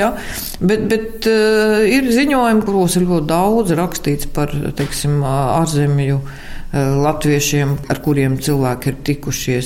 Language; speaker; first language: Latvian; native; Latvian